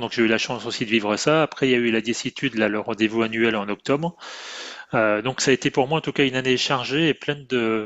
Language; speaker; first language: French; native; French